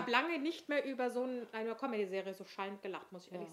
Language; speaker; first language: German; native; German